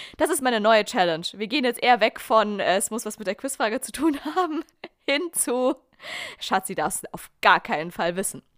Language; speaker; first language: German; native; German